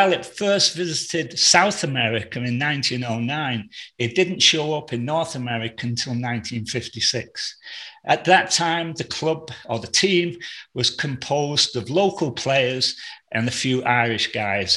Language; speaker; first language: English; native; English